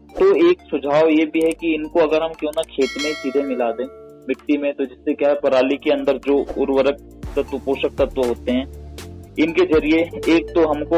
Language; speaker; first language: Hindi; native; Hindi